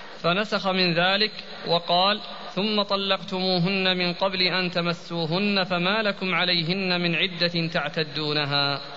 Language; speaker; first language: Arabic; native; Arabic